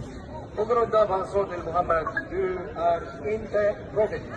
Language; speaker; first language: Swedish; non-native, learner; Tajik